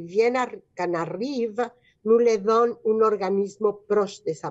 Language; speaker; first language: French; non-native, fluent; Spanish